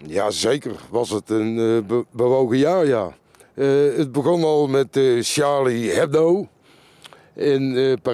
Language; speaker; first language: Dutch; native; Dutch